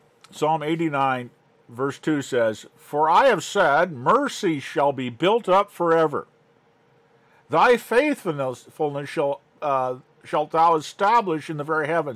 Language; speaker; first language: English; native; English